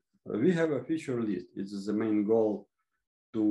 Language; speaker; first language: English; non-native, fluent; Ukrainian